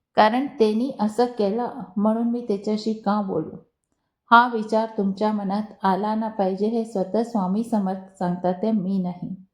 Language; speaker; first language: Marathi; non-native, local second language; Hindi